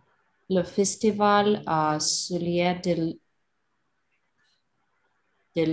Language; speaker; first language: French; non-native, learner; English